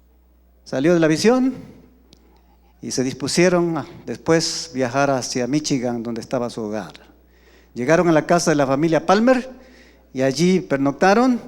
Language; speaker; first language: Spanish; native; Spanish